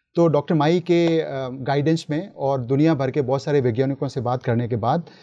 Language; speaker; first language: Hindi; native; Hindi